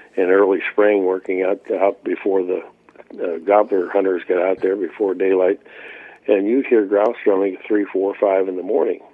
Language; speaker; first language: English; native; English